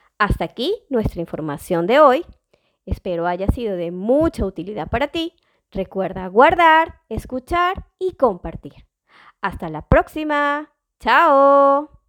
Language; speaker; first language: Spanish; native; Spanish